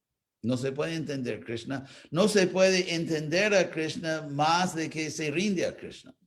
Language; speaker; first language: Spanish; non-native, fluent; English